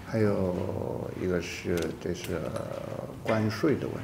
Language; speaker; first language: Chinese; non-native, fluent; Korean